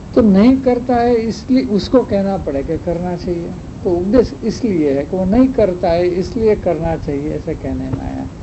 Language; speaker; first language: Hindi; non-native, local second language; Gujarati